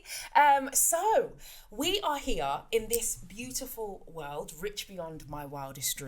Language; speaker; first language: English; native; English